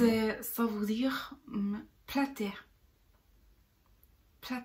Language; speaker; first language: French; non-native, learner; Korean